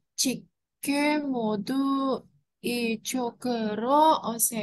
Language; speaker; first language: Korean; non-native, learner; Indonesian